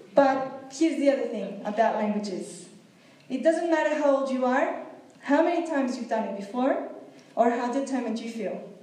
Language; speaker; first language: English; non-native, fluent; Greek